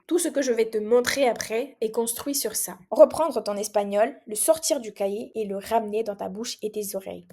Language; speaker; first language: French; non-native, local second language; Comorian